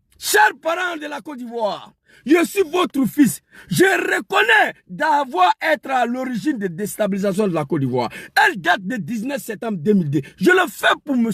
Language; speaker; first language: French; non-native, local second language; Dyula